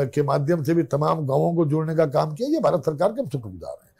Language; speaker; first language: Hindi; native; Hindi